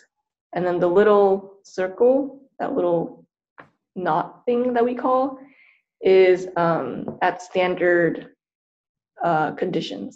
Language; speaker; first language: English; native; English